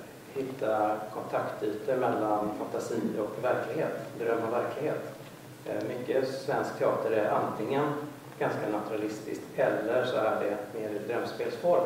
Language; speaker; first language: Swedish; native; Swedish